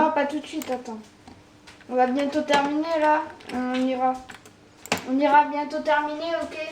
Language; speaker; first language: French; native; French